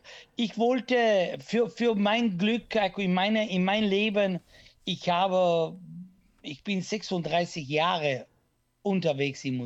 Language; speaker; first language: German; non-native, learner; Italian